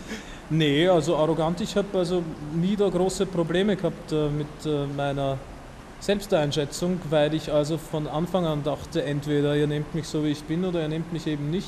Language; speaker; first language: German; native; German